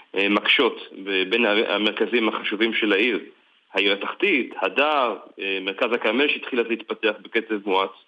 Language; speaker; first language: Hebrew; native; Hebrew